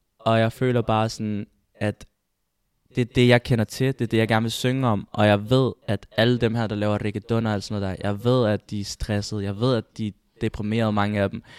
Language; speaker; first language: Danish; early bilingual, other home language; Spanish